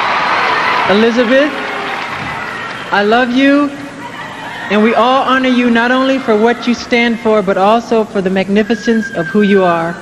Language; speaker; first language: English; native; English